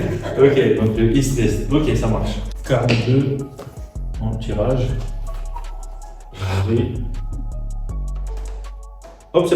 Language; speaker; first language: French; native; French